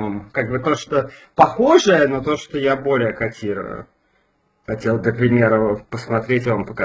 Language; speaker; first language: Russian; native; Russian